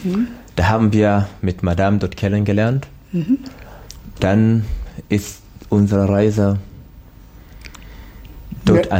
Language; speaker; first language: German; non-native, learner; Swahili